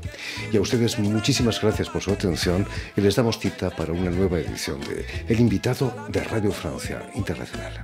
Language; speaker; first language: Spanish; native; Spanish